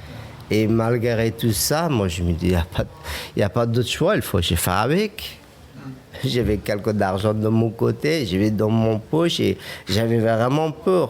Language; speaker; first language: French; non-native, fluent; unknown